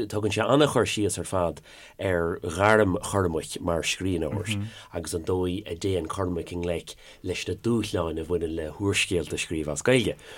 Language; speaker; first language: Irish; non-native, local second language; English